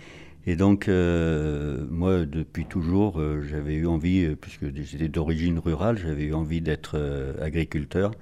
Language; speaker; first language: French; native; French